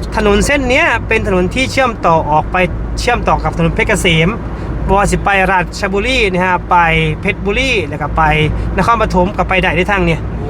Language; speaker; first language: Thai; native; Thai